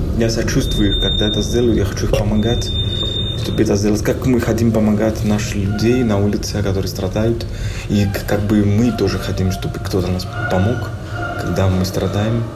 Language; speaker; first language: Russian; non-native, fluent; Greek